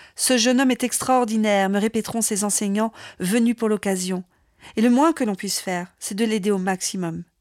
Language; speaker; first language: French; native; French